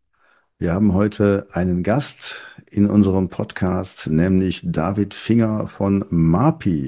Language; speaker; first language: German; native; German